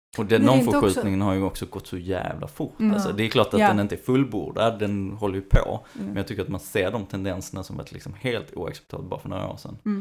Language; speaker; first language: Swedish; native; Swedish